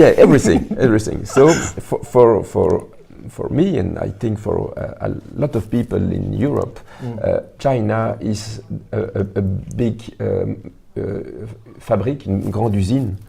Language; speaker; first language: English; non-native, learner; French